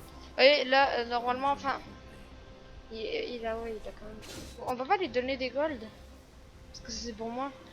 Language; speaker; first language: French; native; French